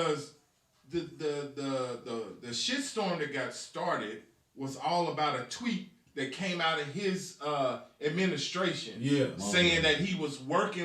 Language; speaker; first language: English; native; English